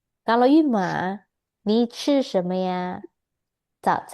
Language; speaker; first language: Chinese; non-native, fluent; Indonesian